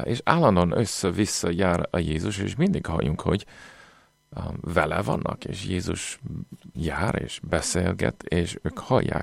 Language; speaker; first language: Hungarian; non-native, fluent; English